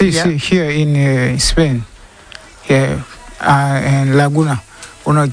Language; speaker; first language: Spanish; non-native, learner; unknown